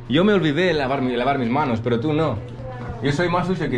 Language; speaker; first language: Spanish; non-native, learner; Greek